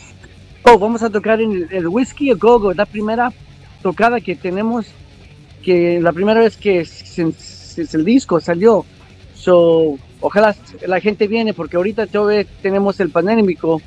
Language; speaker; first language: Spanish; early bilingual, heritage; English